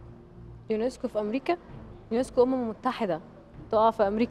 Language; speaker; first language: Arabic; native; Arabic